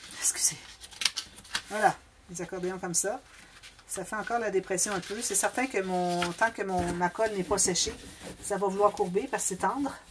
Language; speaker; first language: French; native; French